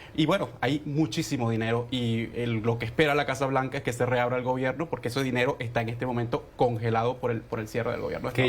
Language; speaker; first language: Spanish; native; Spanish